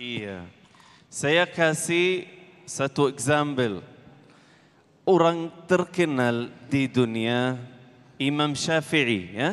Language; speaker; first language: Indonesian; non-native, learner; Arabic